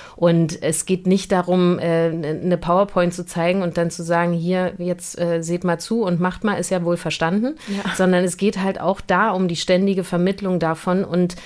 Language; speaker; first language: German; native; German